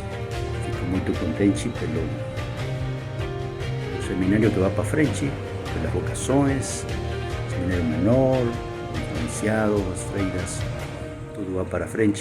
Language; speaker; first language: Portuguese; non-native, fluent; Spanish